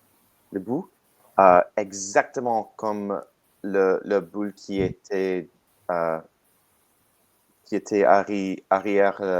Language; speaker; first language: French; non-native, learner; English